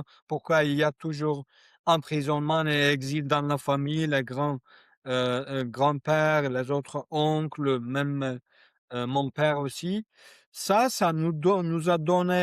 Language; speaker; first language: French; non-native, learner; Kurdish